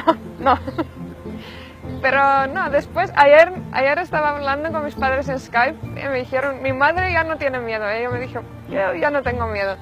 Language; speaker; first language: Spanish; non-native, fluent; Finnish